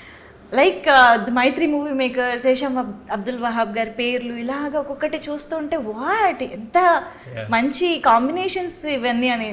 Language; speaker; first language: Telugu; native; Telugu